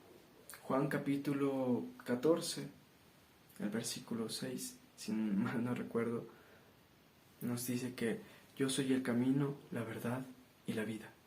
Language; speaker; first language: Spanish; native; Spanish